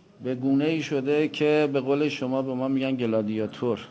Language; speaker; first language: Persian; native; Persian